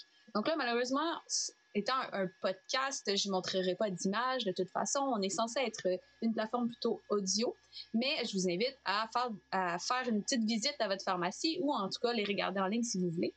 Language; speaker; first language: French; native; French